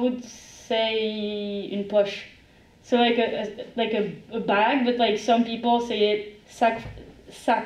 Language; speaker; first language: English; non-native, fluent; French